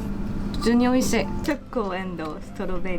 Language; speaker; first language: Japanese; non-native, learner; Korean